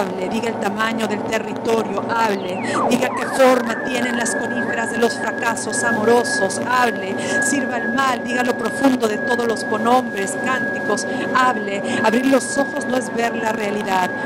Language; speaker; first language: Spanish; native; Spanish